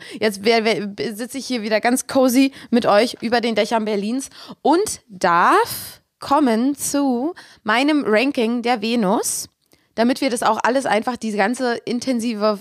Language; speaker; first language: German; native; German